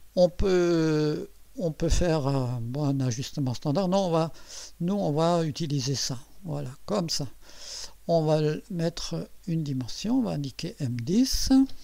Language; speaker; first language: French; native; French